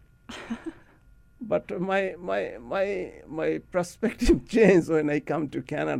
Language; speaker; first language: English; non-native, local second language; Bangla